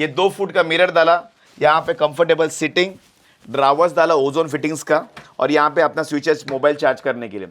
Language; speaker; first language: Hindi; non-native, local second language; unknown